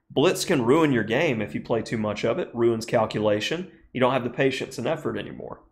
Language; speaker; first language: English; native; English